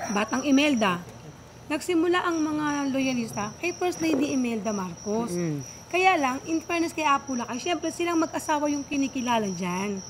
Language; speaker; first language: Filipino; native; Filipino